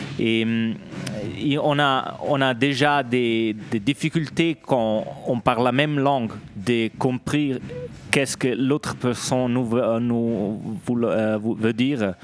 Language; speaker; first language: French; non-native, local second language; Italian